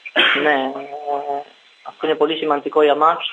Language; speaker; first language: Greek; non-native, learner; Spanish